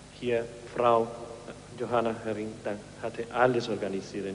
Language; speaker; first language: German; non-native, learner; Spanish